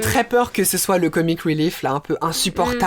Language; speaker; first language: French; native; French